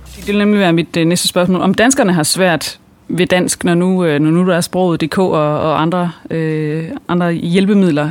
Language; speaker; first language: Danish; native; Danish